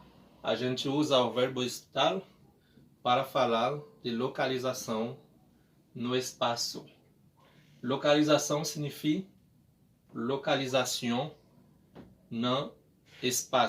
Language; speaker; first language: Portuguese; non-native, learner; Haitian Creole